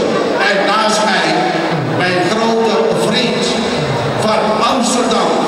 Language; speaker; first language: Dutch; non-native, local second language; Caribbean Hindustani